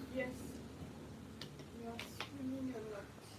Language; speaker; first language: English; non-native, learner; French